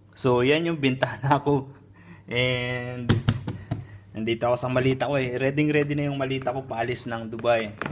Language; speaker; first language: Filipino; native; Filipino